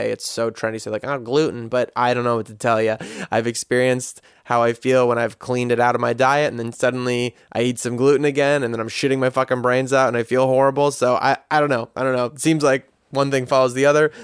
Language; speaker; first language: English; native; English